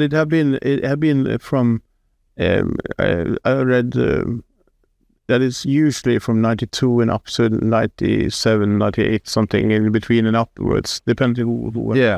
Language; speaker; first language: English; non-native, fluent; Norwegian